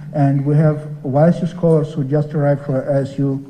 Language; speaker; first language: English; non-native, fluent; Armenian